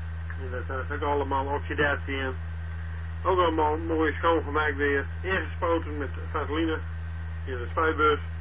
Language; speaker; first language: Dutch; native; Dutch